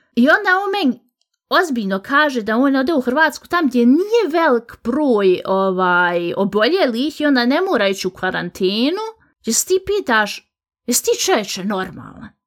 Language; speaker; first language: Bosnian; early bilingual, heritage; Bosnian